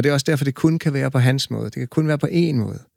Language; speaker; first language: Danish; native; Danish